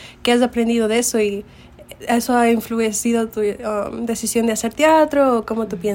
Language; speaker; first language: Spanish; early bilingual, heritage; Spanish